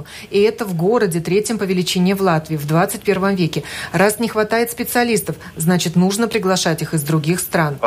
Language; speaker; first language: Russian; native; Russian